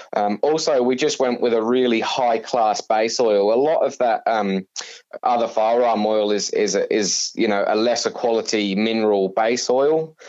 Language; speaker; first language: English; native; English